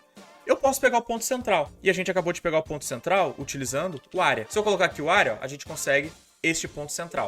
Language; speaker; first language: Portuguese; native; Portuguese